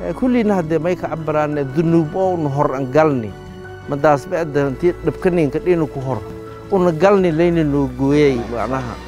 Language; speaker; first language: Somali; native; Somali